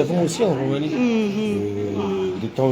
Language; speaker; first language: French; non-native, learner; Romanian